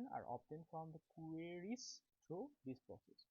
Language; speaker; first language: English; non-native, local second language; Assamese